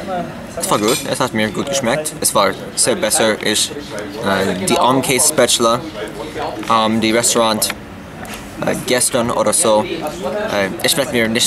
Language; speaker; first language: German; non-native, learner; English